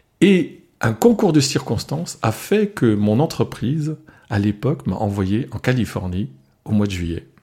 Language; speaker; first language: French; non-native, local second language; Swiss German